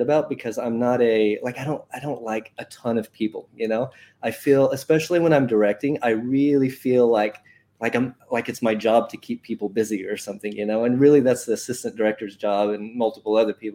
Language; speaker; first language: English; native; English